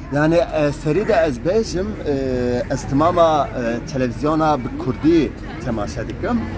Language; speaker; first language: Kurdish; non-native, local second language; Turkish